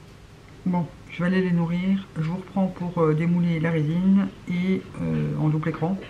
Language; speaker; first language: French; native; French